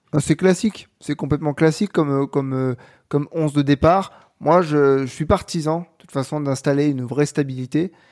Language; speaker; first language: French; native; French